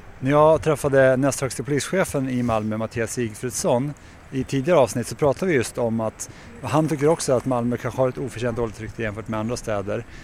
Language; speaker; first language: Swedish; native; Swedish